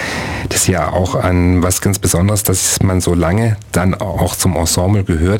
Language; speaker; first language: German; native; German